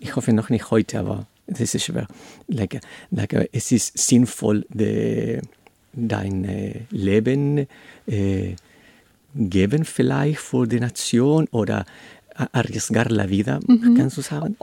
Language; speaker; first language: German; non-native, learner; Spanish